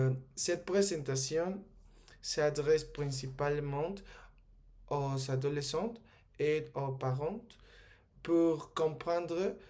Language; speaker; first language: French; non-native, learner; Spanish